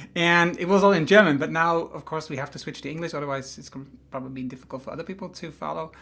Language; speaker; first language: English; non-native, fluent; Dutch